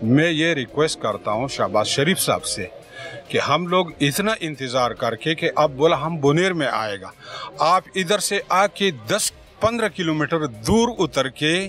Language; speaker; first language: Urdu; non-native, local second language; Pashto